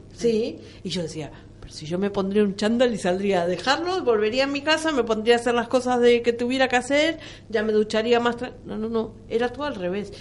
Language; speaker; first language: Spanish; native; Spanish